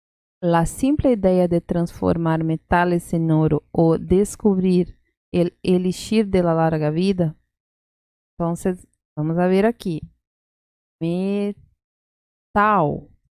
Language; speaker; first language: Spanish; non-native, fluent; Portuguese